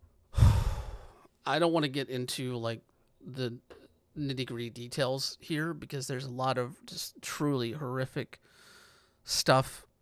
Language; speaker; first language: English; native; English